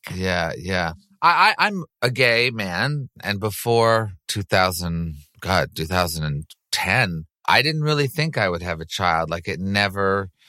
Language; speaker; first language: English; native; English